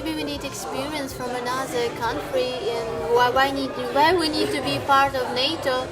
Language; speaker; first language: English; non-native, learner; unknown